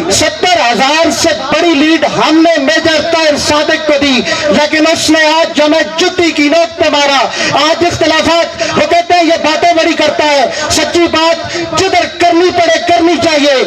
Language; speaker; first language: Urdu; non-native, local second language; Punjabi